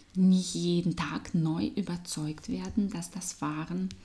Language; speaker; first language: German; non-native, fluent; Russian